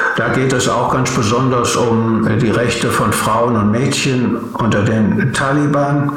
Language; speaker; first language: German; native; German